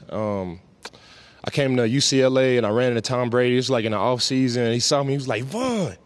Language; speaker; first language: English; native; English